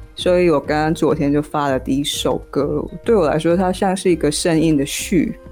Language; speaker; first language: Chinese; non-native, local second language; Cantonese